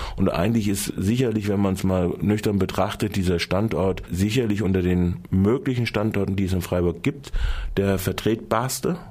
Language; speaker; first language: German; native; German